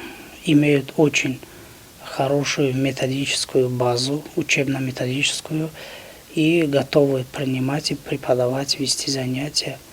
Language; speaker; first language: Russian; non-native, local second language; Tajik